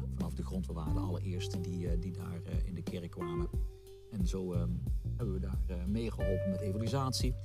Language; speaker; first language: Dutch; native; Dutch